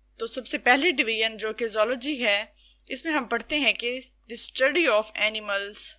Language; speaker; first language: Urdu; native; Urdu